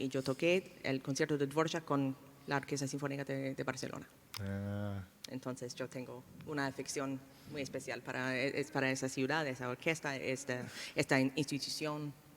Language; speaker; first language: Spanish; non-native, fluent; English